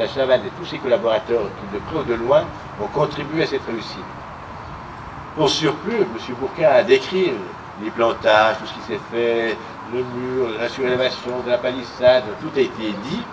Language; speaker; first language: French; native; French